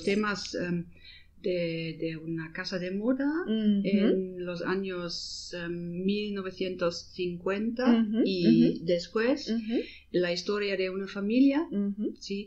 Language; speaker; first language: Spanish; non-native, learner; German